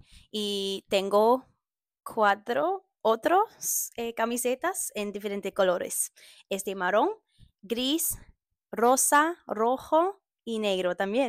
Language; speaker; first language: Spanish; non-native, learner; English